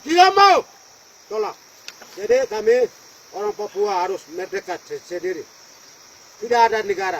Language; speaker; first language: Indonesian; non-native, local second language; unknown